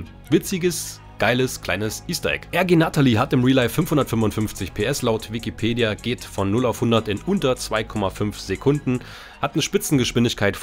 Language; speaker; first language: German; native; German